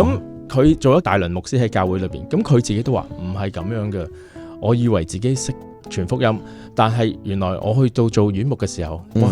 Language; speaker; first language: Cantonese; native; Cantonese